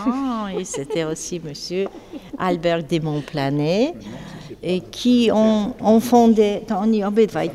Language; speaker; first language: French; non-native, learner; Polish